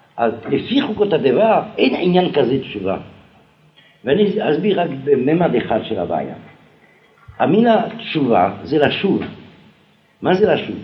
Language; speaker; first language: Hebrew; non-native, fluent; French